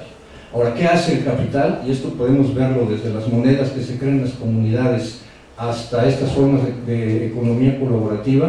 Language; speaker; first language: Spanish; native; Spanish